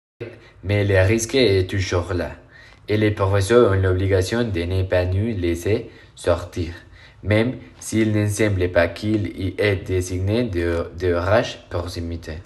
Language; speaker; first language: French; non-native, learner; Spanish